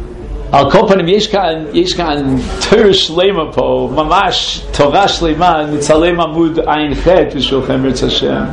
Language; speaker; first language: Hebrew; non-native, fluent; English